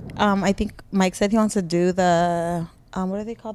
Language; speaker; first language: English; early bilingual, other home language; Spanish